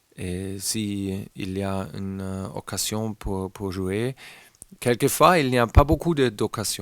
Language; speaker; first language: French; non-native, learner; German